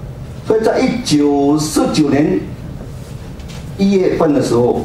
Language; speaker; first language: Chinese; native; Chinese